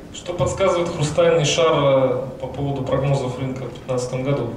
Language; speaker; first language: Russian; native; Russian